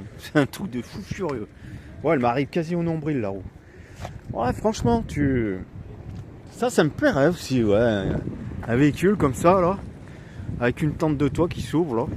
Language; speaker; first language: French; native; French